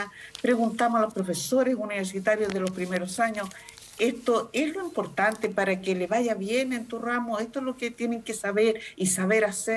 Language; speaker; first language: Spanish; native; Spanish